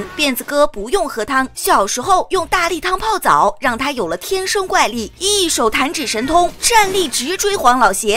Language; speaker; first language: Chinese; native; Chinese